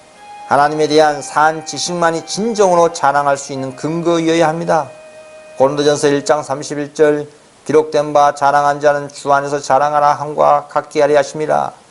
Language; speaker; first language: Korean; native; Korean